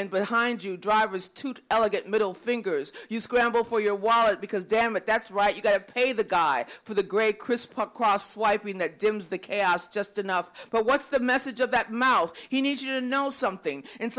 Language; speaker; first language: English; native; English